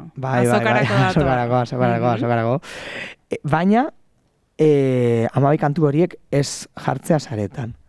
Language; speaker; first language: Basque; native; Basque